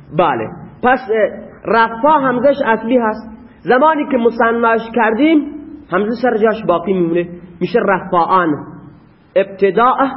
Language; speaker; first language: Persian; non-native, local second language; Baluchi